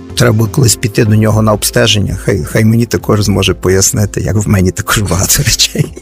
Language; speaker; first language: Ukrainian; native; Ukrainian